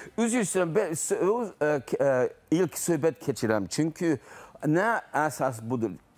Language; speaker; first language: Azerbaijani; non-native, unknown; English